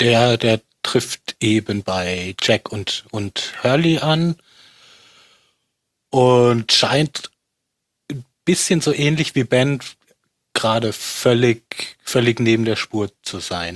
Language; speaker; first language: German; native; German